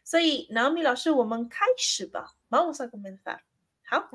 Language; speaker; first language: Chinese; non-native, learner; Spanish